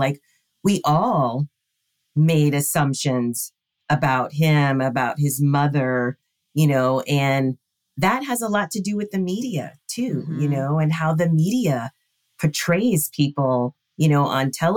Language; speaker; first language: English; native; English